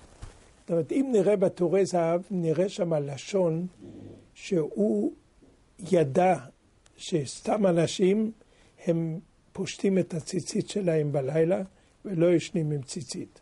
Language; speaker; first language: Hebrew; non-native, fluent; French